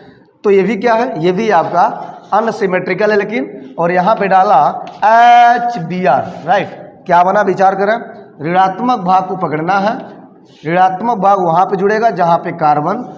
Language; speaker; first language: Hindi; native; Hindi